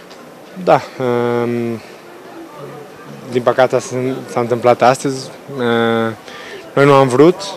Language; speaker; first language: Romanian; non-native, learner; Spanish